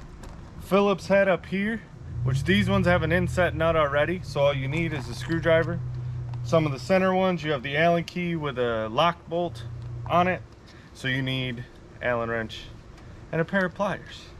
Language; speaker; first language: English; native; English